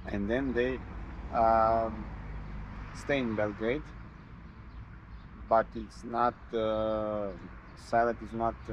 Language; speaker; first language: English; non-native, learner; Serbian